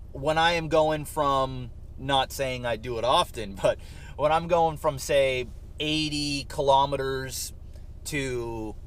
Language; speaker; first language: English; native; English